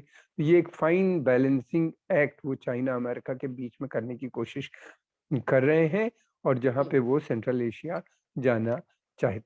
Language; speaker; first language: Hindi; native; Hindi